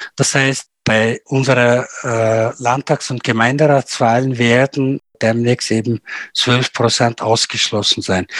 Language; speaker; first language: German; non-native, fluent; Turkish